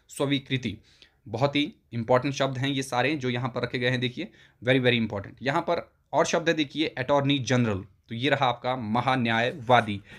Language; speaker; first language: Hindi; native; Hindi